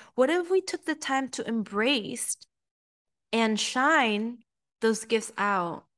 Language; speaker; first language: English; early bilingual, other home language; Spanish